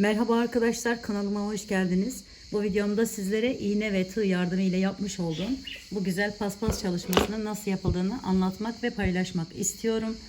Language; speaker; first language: Turkish; native; Turkish